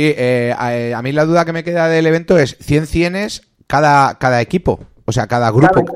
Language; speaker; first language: Spanish; native; Spanish